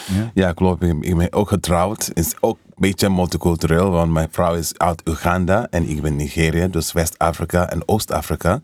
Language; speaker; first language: Dutch; non-native, learner; English